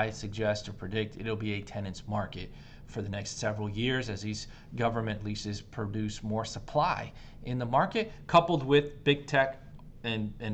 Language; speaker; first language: English; native; English